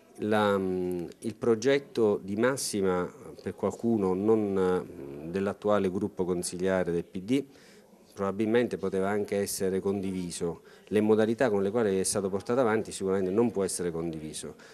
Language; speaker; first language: Italian; native; Italian